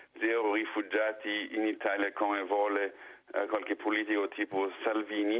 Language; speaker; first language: Italian; non-native, fluent; German